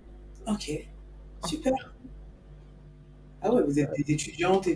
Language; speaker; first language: French; native; French